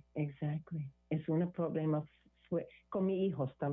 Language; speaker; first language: Spanish; non-native, learner; English